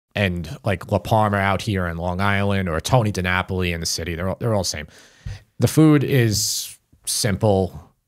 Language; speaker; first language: English; native; English